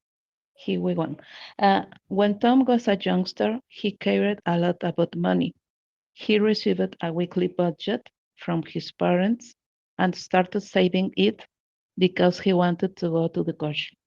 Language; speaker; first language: English; non-native, learner; Spanish